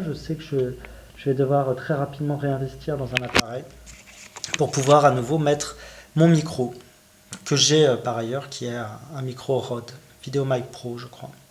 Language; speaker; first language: French; native; French